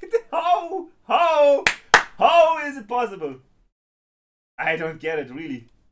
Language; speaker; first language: English; non-native, fluent; German